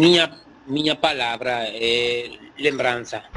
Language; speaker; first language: Portuguese; non-native, learner; Spanish